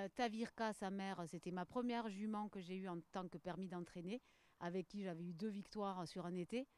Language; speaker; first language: French; native; French